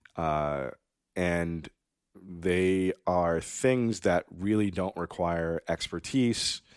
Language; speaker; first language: English; native; English